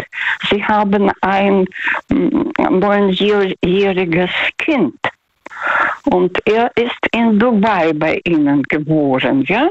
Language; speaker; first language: German; non-native, fluent; Russian